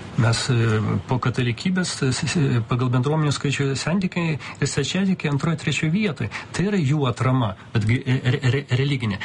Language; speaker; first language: Lithuanian; non-native, local second language; Russian